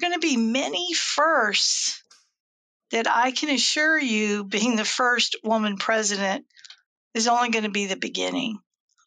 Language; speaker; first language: English; native; English